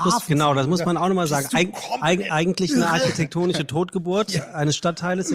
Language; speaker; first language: German; native; German